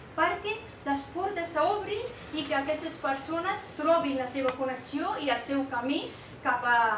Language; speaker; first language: Catalan; non-native, fluent; Persian